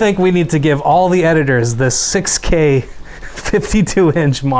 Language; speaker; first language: English; native; English